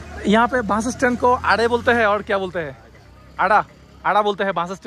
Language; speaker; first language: Hindi; non-native, learner; Bangla